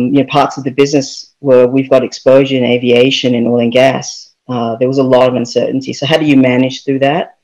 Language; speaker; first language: English; native; English